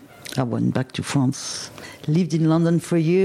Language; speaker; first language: English; non-native, fluent; French